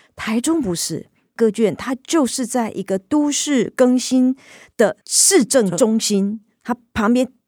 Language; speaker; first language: Chinese; native; Chinese